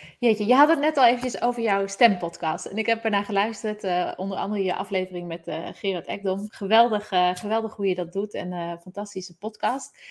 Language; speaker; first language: Dutch; native; Dutch